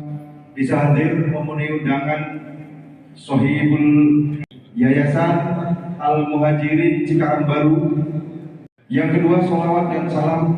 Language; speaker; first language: Indonesian; native; Indonesian